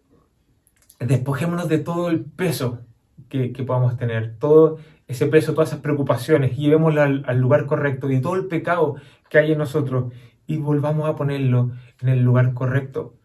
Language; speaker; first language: Spanish; native; Spanish